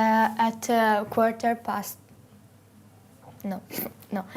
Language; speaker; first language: English; non-native, learner; Italian